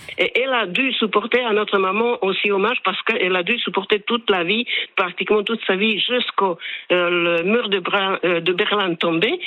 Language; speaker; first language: French; non-native, fluent; Slovak